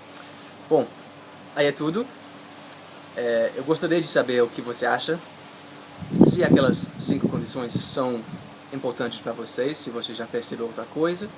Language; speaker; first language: Portuguese; non-native, fluent; English